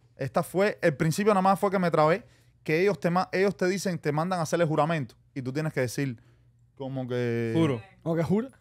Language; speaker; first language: Spanish; native; Spanish